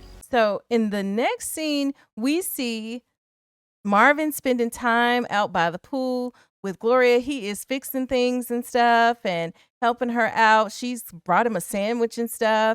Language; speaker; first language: English; native; English